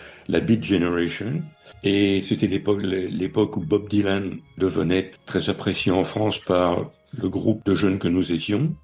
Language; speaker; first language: French; native; French